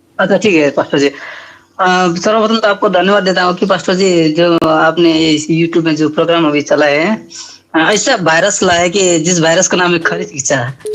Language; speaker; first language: Hindi; non-native, fluent; Nepali